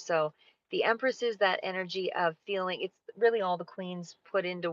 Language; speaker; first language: English; native; English